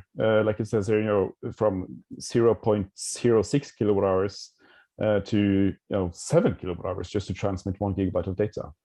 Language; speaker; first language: English; non-native, fluent; Norwegian